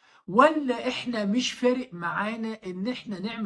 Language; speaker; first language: Arabic; native; Arabic